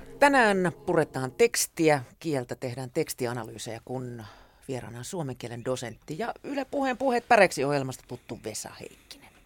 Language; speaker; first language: Finnish; native; Finnish